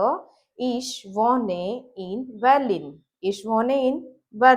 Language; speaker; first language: German; non-native, learner; Gujarati